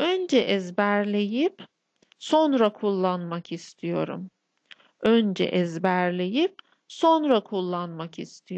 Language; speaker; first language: Turkish; non-native, fluent; Persian